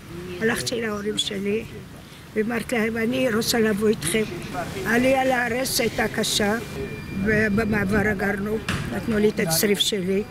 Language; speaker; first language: Hebrew; non-native, fluent; Arabic